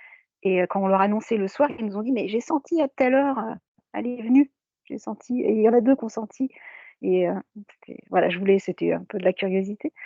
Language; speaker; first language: French; native; French